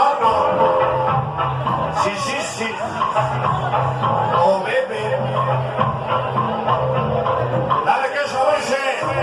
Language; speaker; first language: Spanish; native; Spanish